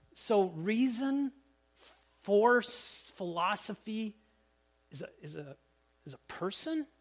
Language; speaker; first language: English; native; English